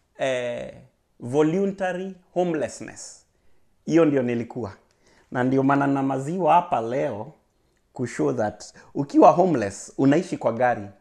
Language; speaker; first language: Swahili; native; Swahili